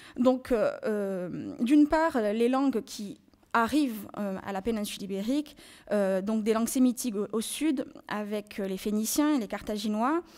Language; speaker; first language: French; native; French